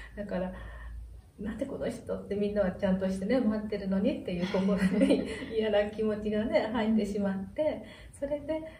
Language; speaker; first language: Japanese; native; Japanese